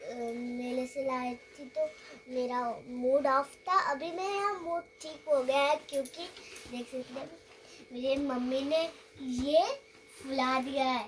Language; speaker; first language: Hindi; non-native, local second language; Bangla